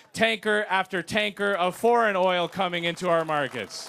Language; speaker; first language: English; native; English